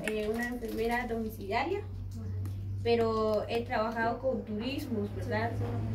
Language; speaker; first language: Spanish; non-native, local second language; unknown